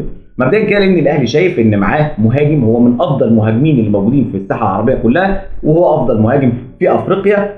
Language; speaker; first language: Arabic; native; Arabic